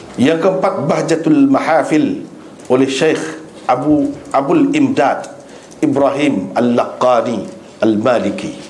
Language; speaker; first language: Malay; native; Malay